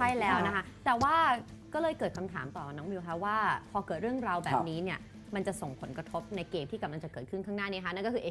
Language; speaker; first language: Thai; native; Thai